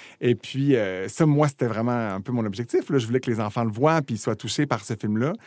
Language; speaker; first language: French; native; French